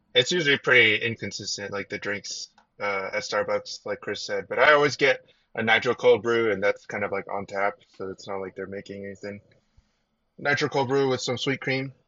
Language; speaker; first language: English; early bilingual, other home language; Chinese